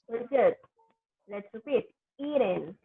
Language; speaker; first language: English; non-native, fluent; Spanish